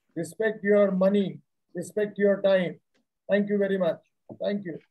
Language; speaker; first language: English; non-native, local second language; Marathi